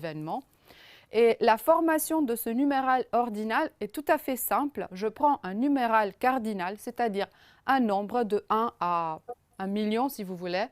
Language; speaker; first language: French; non-native, fluent; Romanian